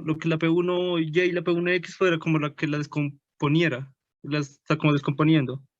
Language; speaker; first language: Spanish; native; Spanish